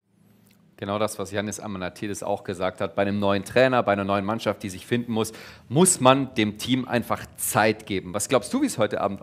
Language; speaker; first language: German; native; German